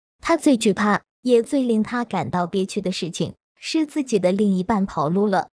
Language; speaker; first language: Chinese; native; Chinese